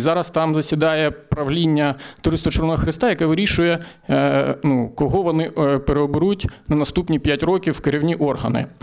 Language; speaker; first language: Ukrainian; native; Ukrainian